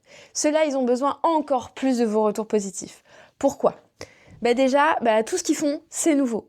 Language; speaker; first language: French; native; French